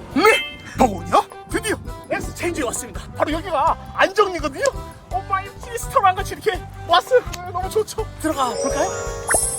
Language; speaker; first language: Korean; native; Korean